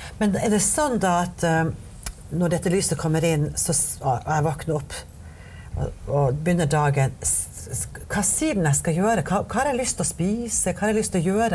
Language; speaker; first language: Norwegian; native; Norwegian